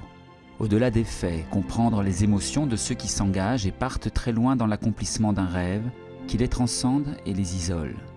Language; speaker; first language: French; native; French